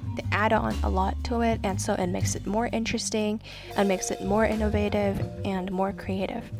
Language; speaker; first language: English; non-native, local second language; Cantonese